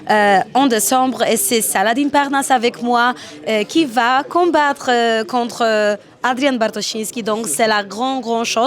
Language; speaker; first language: French; non-native, learner; Polish